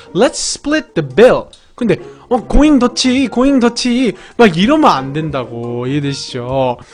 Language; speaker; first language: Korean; native; Korean